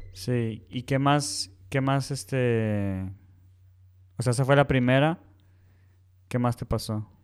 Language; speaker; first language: Spanish; early bilingual, heritage; Spanish